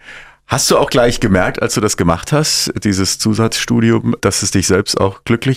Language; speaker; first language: German; native; German